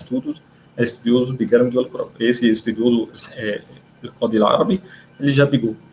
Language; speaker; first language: Portuguese; non-native, learner; Arabic